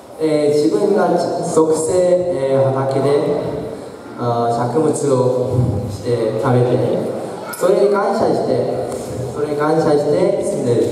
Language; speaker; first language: Japanese; non-native, learner; Korean